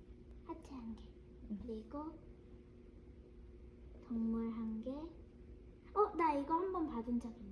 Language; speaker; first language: Korean; early bilingual, other home language; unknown